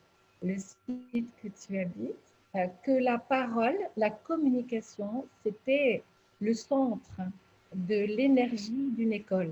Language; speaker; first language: French; native; French